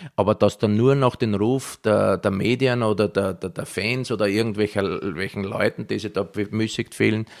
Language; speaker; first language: German; native; German